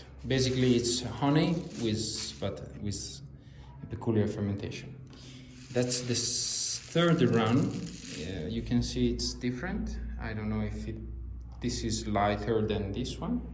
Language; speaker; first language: English; non-native, fluent; Italian